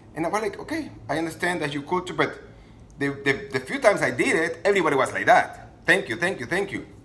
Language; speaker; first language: English; non-native, fluent; Spanish